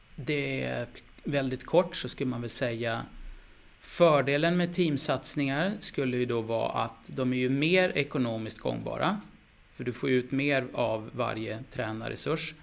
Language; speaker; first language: Swedish; native; Swedish